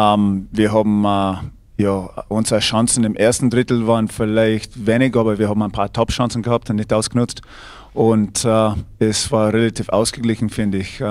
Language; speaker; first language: German; non-native, fluent; English